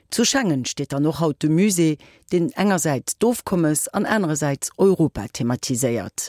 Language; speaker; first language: Luxembourgish; native; Luxembourgish